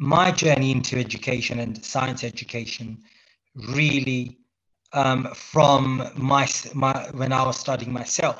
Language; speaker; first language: English; native; English